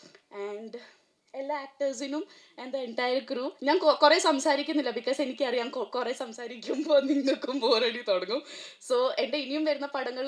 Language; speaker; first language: Malayalam; early bilingual, heritage; Malayalam